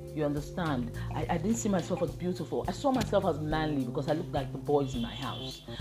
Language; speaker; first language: English; non-native, local second language; Yoruba